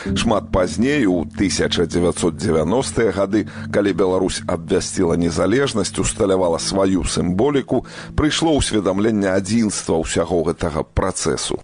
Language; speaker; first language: Belarusian; native; Belarusian